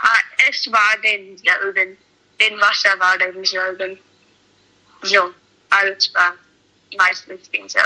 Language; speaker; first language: German; non-native, learner; English